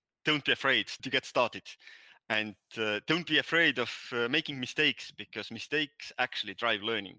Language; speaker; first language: English; non-native, fluent; Estonian